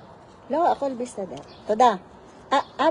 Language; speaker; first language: Hebrew; non-native, learner; Filipino